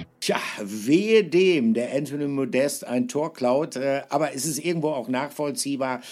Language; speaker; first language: German; native; German